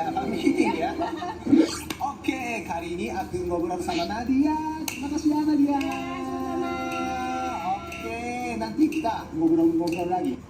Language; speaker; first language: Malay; non-native, fluent; Japanese